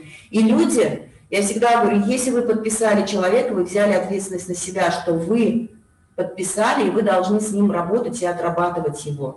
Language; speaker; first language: Russian; native; Russian